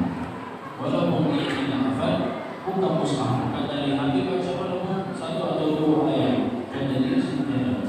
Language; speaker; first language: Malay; non-native, learner; Arabic